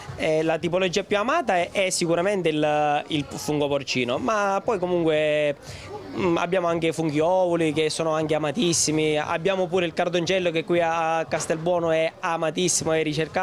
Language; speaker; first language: Italian; native; Italian